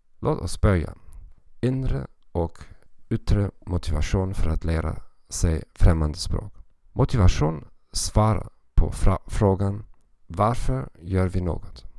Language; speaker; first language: Swedish; non-native, learner; German